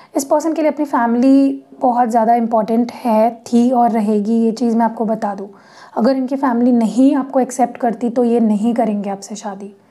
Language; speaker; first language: Hindi; non-native, local second language; Marathi